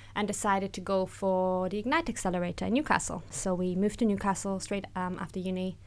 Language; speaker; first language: English; non-native, fluent; German